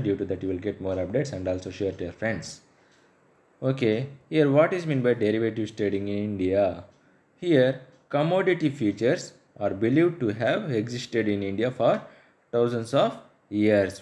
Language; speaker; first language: English; non-native, local second language; Telugu